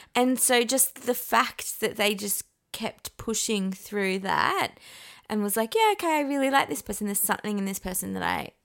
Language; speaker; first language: English; non-native, fluent; Persian